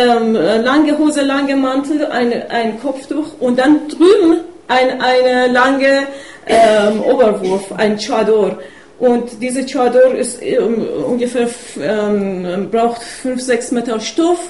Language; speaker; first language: German; non-native, fluent; Persian